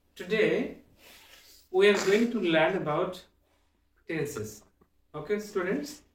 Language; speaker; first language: English; non-native, local second language; Bangla